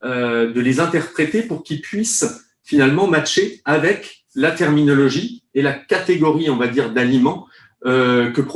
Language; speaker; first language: French; native; French